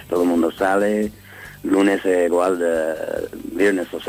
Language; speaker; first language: Spanish; non-native, fluent; English